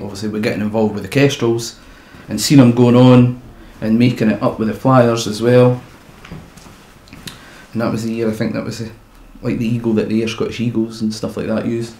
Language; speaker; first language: English; native; English